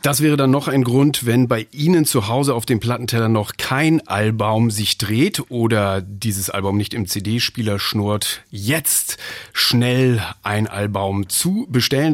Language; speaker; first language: German; native; German